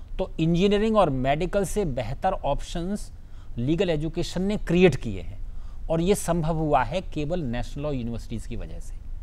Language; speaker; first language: Hindi; native; Hindi